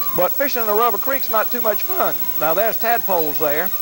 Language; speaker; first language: English; native; English